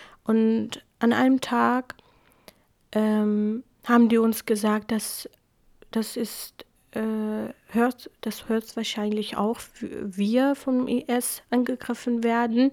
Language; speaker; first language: German; non-native, fluent; Kurdish